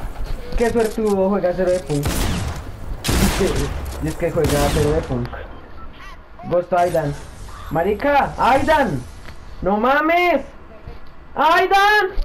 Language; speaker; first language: Spanish; native; Spanish